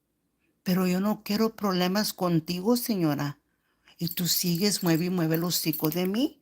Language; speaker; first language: Spanish; early bilingual, heritage; Spanish